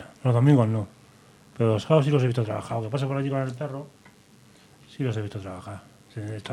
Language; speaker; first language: Spanish; native; Spanish